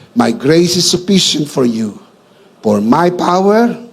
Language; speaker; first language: English; non-native, local second language; Filipino